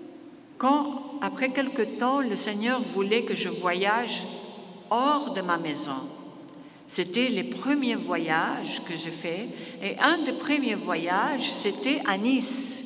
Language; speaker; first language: French; non-native, fluent; Greek